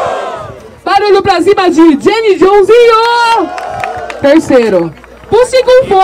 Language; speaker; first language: Portuguese; native; Portuguese